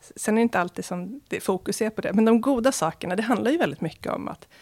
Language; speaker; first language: Swedish; early bilingual, other home language; Arabic